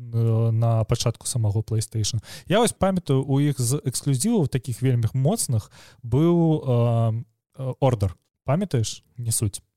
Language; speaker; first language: Belarusian; native; Belarusian